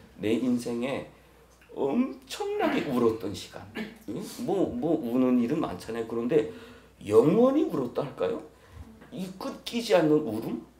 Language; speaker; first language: Korean; native; Korean